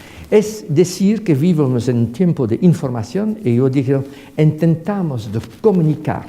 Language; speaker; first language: Spanish; non-native, fluent; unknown